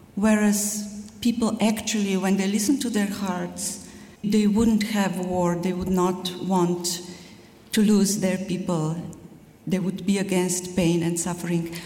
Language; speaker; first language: English; non-native, fluent; Slovenian